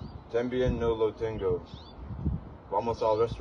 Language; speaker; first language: Spanish; non-native, learner; English